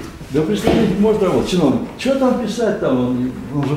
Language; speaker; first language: Russian; native; Russian